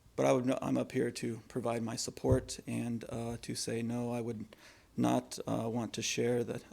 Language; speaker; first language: English; native; English